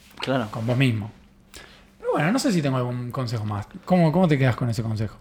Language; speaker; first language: Spanish; native; Spanish